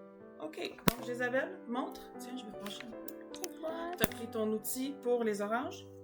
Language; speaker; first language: French; native; French